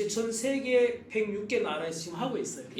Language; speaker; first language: Korean; native; Korean